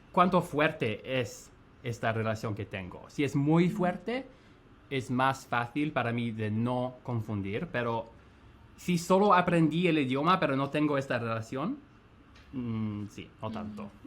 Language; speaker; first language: Spanish; non-native, fluent; English